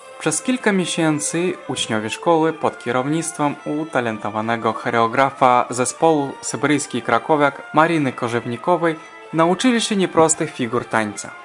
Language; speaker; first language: Polish; non-native, fluent; Russian